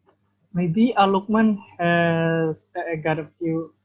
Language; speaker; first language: English; non-native, learner; Indonesian